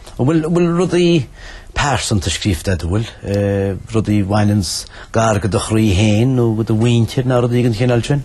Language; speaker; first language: Irish; native; Irish